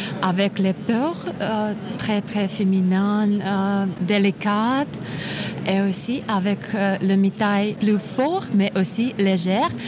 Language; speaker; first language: French; non-native, learner; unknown